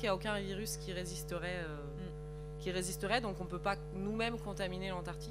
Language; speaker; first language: French; native; French